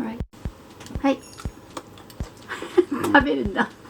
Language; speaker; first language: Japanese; non-native, fluent; Korean